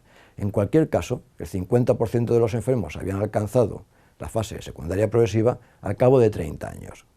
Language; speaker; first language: Spanish; native; Spanish